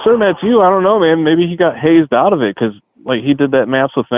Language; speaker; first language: English; native; English